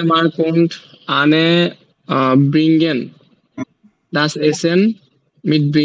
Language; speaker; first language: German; non-native, learner; Bangla